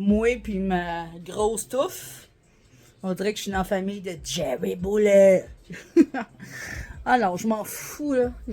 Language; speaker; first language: French; native; French